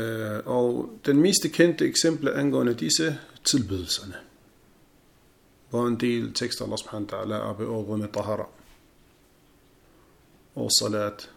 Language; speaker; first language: Danish; non-native, fluent; Arabic